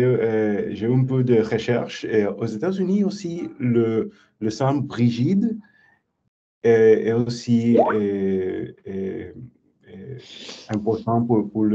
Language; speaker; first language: French; non-native, learner; English